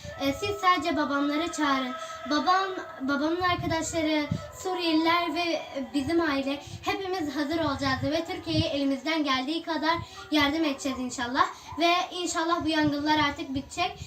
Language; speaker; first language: Turkish; early bilingual, other home language; Arabic